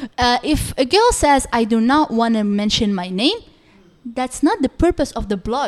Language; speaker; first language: English; non-native, fluent; Arabic